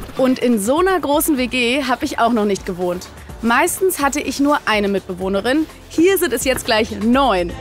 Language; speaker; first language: German; native; German